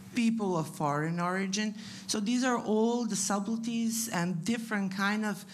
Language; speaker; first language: English; non-native, fluent; Italian